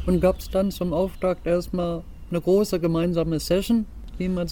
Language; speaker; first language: German; native; German